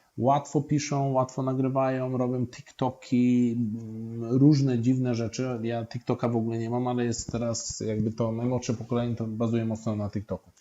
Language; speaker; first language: Polish; native; Polish